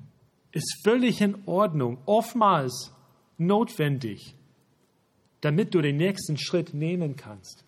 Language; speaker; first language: German; non-native, fluent; English